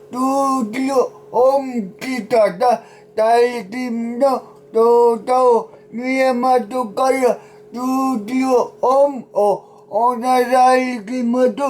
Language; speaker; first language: Japanese; non-native, learner; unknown